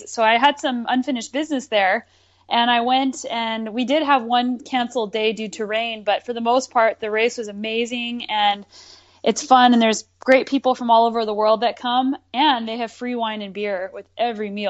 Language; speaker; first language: English; native; English